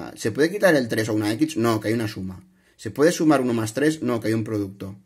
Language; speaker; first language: Spanish; non-native, local second language; Catalan